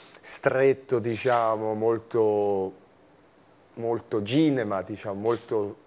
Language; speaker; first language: Italian; non-native, fluent; German